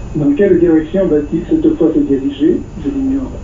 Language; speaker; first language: French; native; French